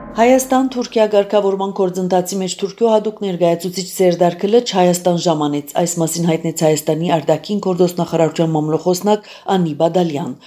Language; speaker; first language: Armenian; early bilingual, heritage; Armenian